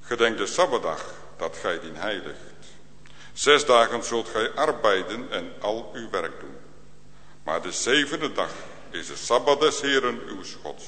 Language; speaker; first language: Dutch; native; Dutch